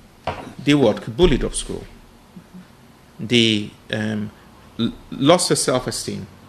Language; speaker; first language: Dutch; non-native, fluent; English